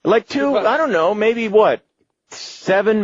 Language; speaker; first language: English; native; English